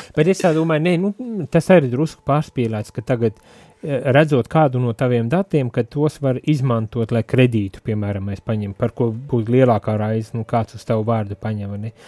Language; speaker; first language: Latvian; native; Latvian